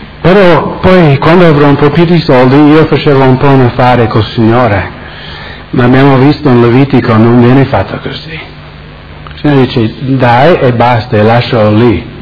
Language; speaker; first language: Italian; non-native, fluent; English